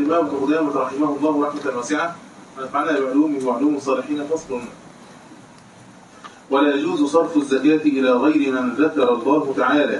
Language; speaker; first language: Arabic; native; Arabic